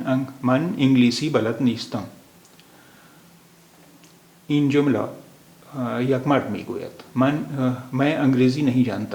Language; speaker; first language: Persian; non-native, fluent; Urdu